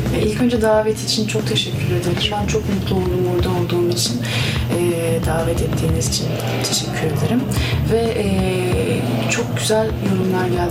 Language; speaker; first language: Turkish; early bilingual, heritage; Turkish